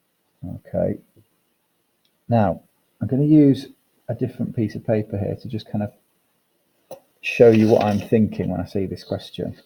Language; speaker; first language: English; native; English